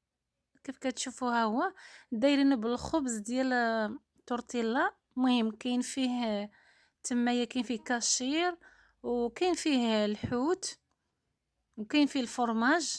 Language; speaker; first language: Arabic; native; Arabic